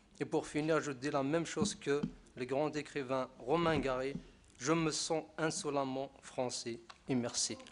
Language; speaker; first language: French; non-native, local second language; Arabic